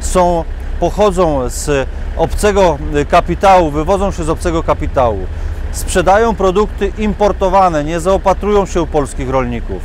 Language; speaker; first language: Polish; native; Polish